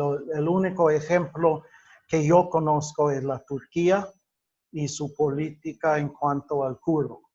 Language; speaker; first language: Spanish; non-native, fluent; English